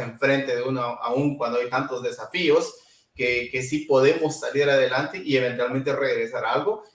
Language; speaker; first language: Spanish; non-native, local second language; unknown